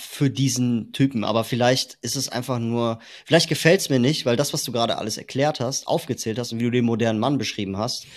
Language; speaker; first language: German; native; German